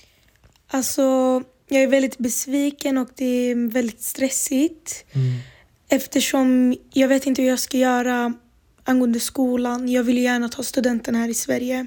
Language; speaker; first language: Swedish; early bilingual, other home language; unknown